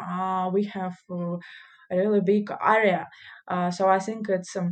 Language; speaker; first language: English; non-native, learner; Russian